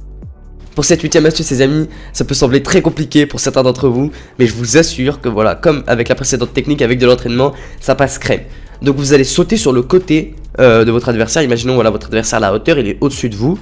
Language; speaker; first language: French; native; French